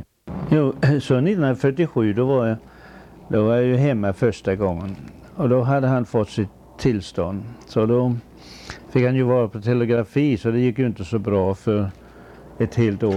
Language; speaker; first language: Swedish; early bilingual, heritage; Swedish